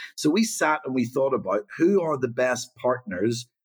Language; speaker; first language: English; native; English